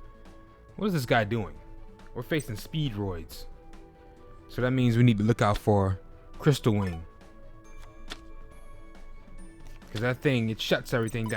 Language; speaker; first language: English; native; English